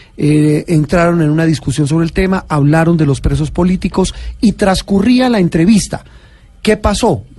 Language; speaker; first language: Spanish; native; Spanish